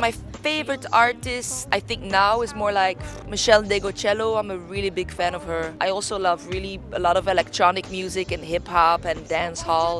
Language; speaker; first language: English; non-native, fluent; Dutch